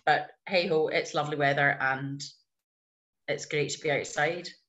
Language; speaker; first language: English; native; English